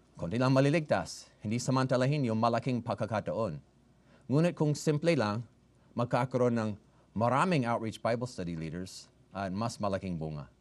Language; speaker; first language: Filipino; non-native, fluent; English